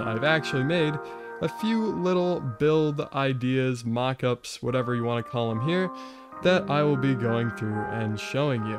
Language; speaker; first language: English; native; English